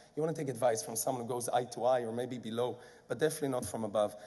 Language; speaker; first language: English; non-native, fluent; Hebrew